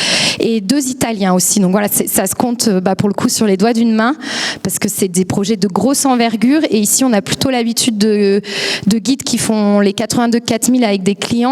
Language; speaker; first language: French; native; French